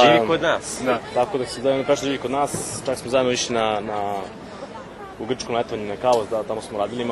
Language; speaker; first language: Serbian; native; Serbian